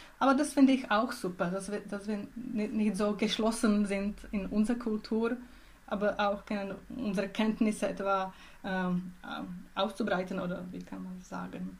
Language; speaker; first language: German; non-native, learner; Czech